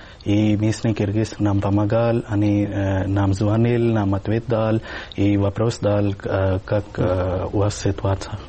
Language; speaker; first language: Russian; non-native, learner; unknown